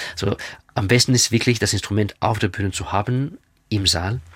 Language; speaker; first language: German; non-native, fluent; Russian